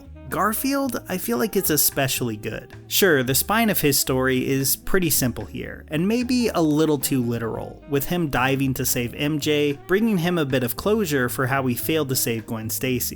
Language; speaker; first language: English; native; English